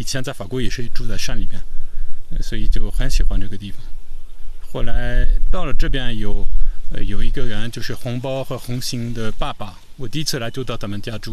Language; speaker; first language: Chinese; non-native, fluent; French